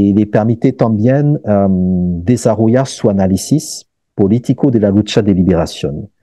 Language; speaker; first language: Spanish; non-native, fluent; French